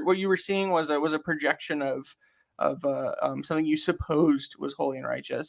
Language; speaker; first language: English; native; English